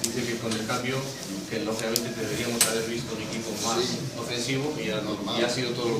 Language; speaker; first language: Spanish; non-native, fluent; Arabic